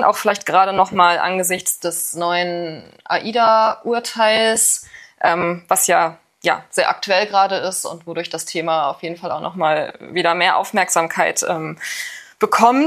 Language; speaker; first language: German; native; German